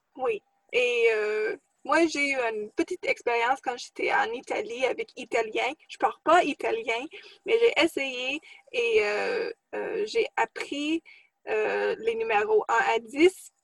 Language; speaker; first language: French; non-native, fluent; English